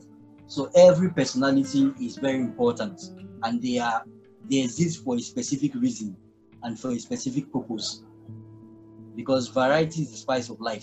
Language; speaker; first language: English; non-native, local second language; Yoruba